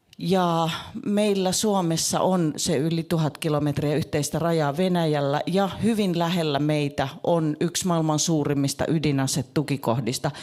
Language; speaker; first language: Finnish; native; Finnish